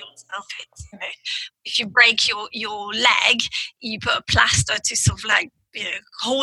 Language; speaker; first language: English; non-native, fluent; French